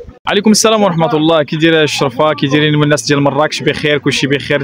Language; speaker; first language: Arabic; native; Arabic